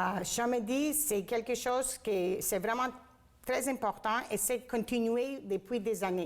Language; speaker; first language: French; non-native, fluent; Greek